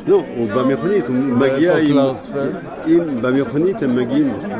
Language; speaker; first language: Hebrew; early bilingual, other home language; Yiddish